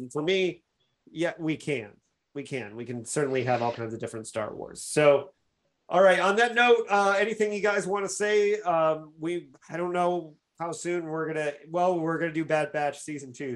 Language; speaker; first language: English; native; English